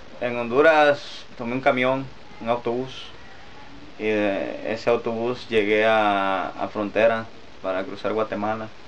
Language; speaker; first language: Spanish; native; Spanish